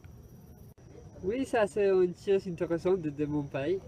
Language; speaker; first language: French; non-native, learner; Spanish